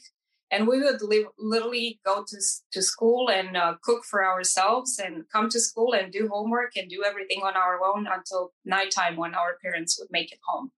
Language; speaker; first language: English; non-native, fluent; Romanian